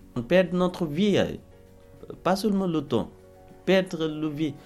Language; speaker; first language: French; non-native, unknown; Bangla